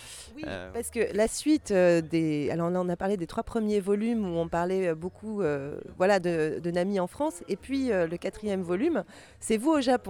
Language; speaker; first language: French; native; French